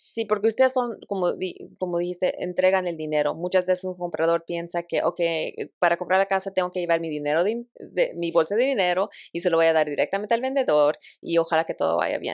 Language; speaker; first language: Spanish; early bilingual, heritage; Spanish